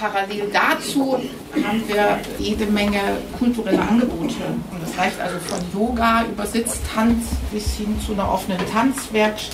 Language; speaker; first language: German; native; German